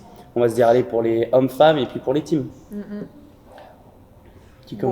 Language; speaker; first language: French; native; French